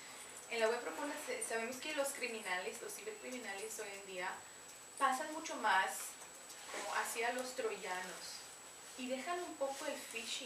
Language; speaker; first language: Spanish; non-native, fluent; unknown